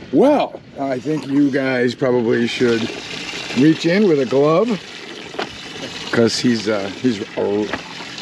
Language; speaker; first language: English; native; English